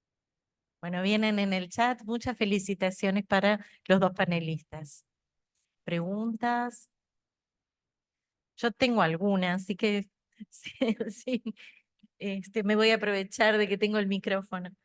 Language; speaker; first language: Spanish; native; Spanish